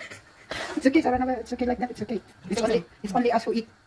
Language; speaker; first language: English; non-native, local second language; Filipino